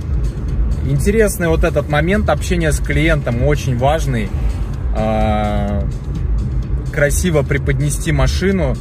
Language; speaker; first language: Russian; native; Russian